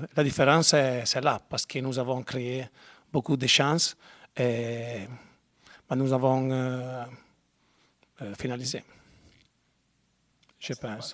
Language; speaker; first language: French; non-native, learner; Spanish